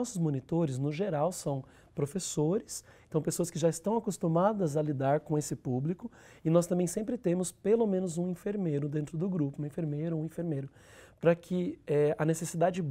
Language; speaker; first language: Portuguese; native; Portuguese